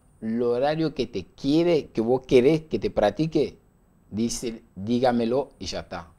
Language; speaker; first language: Spanish; non-native, learner; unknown